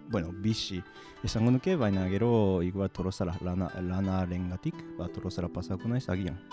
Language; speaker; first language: Basque; non-native, fluent; Japanese